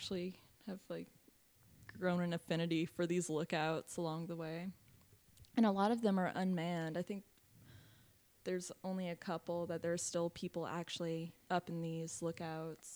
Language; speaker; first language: English; native; English